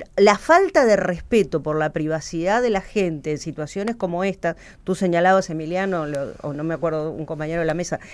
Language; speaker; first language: Spanish; native; Spanish